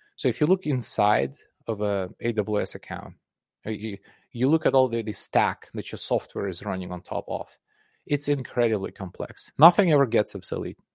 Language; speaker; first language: English; non-native, fluent; Russian